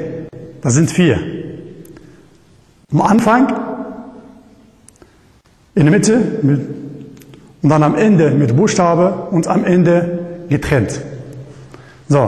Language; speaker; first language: German; non-native, learner; Arabic